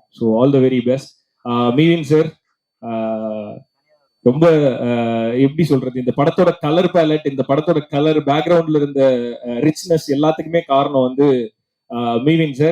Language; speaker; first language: Tamil; native; Tamil